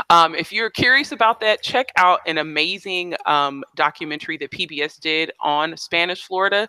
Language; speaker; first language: English; native; English